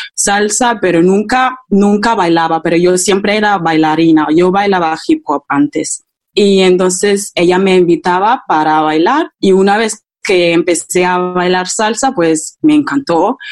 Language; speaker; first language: Spanish; non-native, fluent; Akan